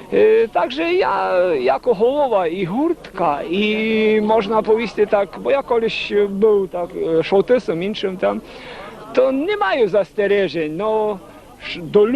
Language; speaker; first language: Polish; non-native, local second language; Rusyn